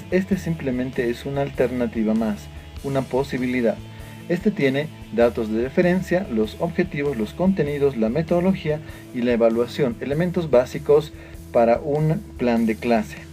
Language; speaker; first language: Spanish; native; Spanish